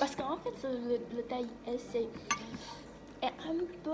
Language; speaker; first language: French; non-native, learner; Vietnamese